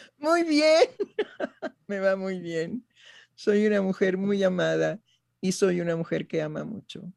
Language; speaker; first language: Spanish; native; Spanish